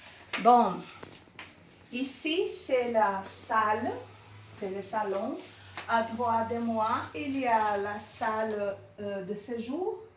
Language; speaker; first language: French; non-native, learner; Portuguese